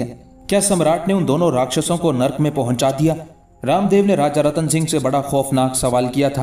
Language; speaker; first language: Urdu; native; Urdu